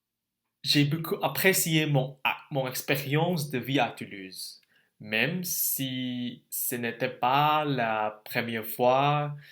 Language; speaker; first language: French; non-native, learner; Indonesian